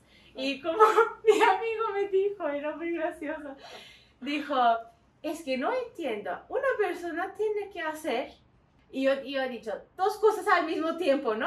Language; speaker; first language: Spanish; non-native, learner; Turkish